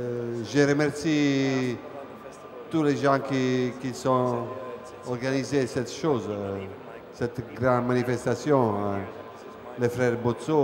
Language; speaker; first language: French; non-native, fluent; Italian